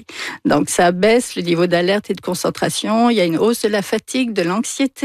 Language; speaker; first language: French; native; French